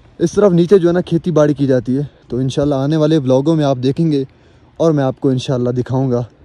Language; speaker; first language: Urdu; non-native, local second language; Punjabi